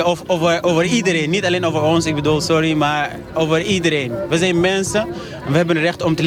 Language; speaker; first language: Dutch; non-native, fluent; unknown